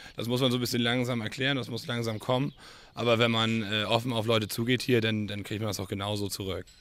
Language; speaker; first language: German; native; German